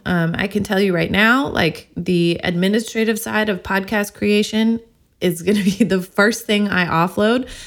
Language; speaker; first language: English; native; English